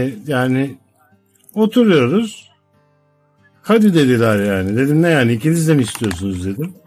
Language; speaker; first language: Turkish; native; Turkish